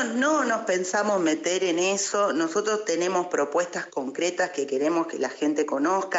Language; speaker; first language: Spanish; native; Spanish